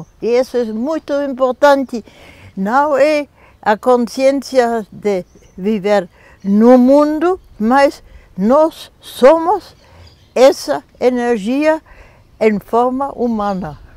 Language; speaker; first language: Portuguese; non-native, fluent; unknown